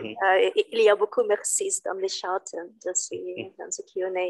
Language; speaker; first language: French; non-native, learner; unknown